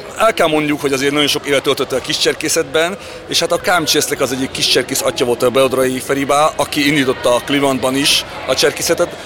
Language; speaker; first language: Hungarian; early bilingual, heritage; Hungarian